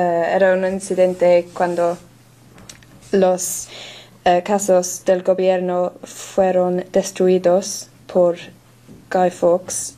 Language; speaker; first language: Spanish; non-native, learner; English